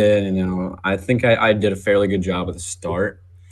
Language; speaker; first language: English; native; English